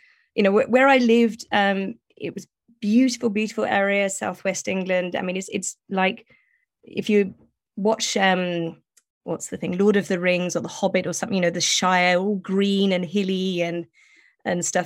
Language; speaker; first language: English; native; English